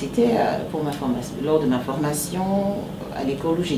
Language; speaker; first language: French; native; French